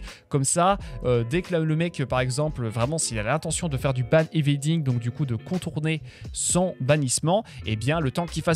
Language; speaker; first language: French; native; French